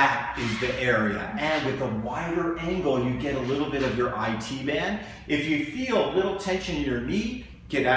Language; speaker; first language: English; native; English